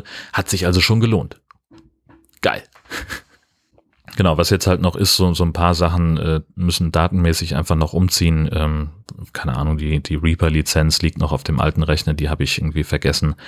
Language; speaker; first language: German; native; German